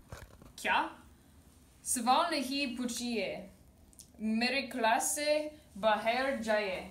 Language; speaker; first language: Hindi; non-native, learner; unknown